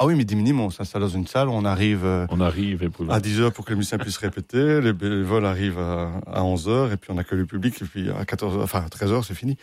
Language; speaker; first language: French; native; French